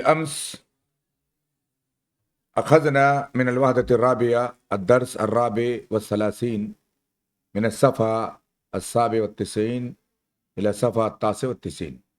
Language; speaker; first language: Arabic; non-native, fluent; Urdu